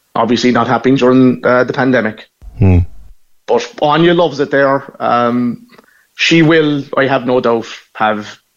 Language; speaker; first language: English; native; English